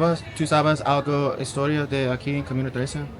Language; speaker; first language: Spanish; non-native, learner; English